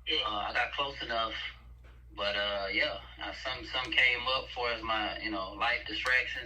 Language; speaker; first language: English; native; English